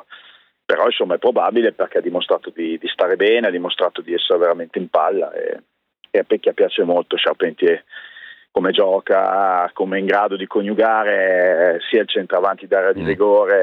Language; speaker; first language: Italian; native; Italian